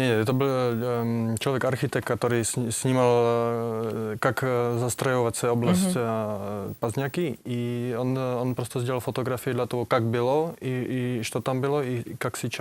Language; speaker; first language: Russian; non-native, learner; Czech